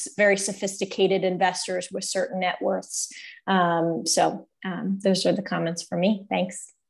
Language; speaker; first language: English; native; English